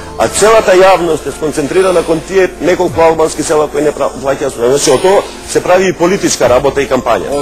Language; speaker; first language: Macedonian; non-native, local second language; Albanian